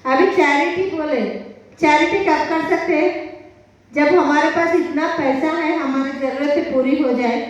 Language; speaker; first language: Hindi; non-native, local second language; Telugu